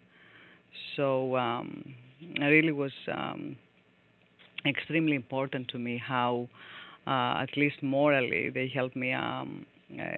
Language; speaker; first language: English; non-native, fluent; Greek